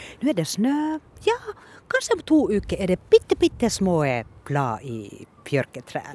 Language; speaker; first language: Norwegian; non-native, fluent; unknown